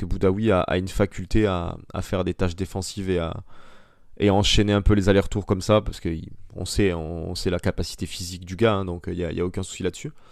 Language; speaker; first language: French; native; French